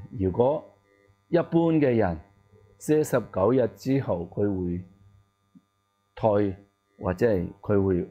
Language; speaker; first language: Cantonese; non-native, learner; Tibetan